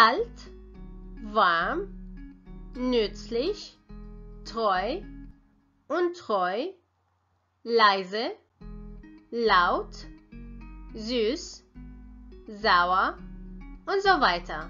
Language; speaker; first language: German; non-native, fluent; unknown